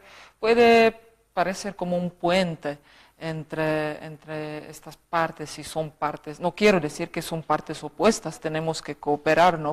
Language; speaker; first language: Spanish; non-native, fluent; Czech